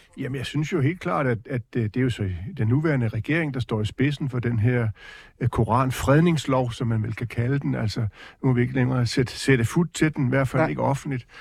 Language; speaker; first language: Danish; native; Danish